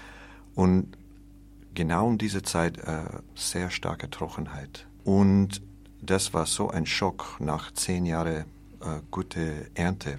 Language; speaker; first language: German; non-native, learner; English